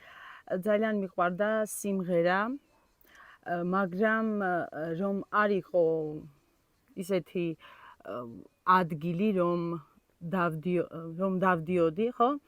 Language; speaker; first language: Georgian; non-native, local second language; Armenian